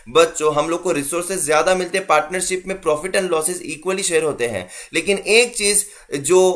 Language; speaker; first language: Hindi; non-native, local second language; Marathi